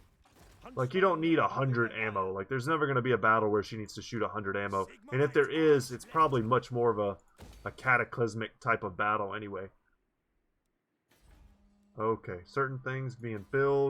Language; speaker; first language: English; native; English